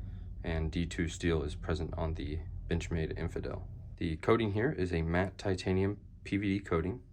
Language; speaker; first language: English; native; English